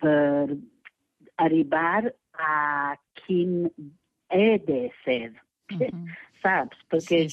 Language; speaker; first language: Catalan; non-native, fluent; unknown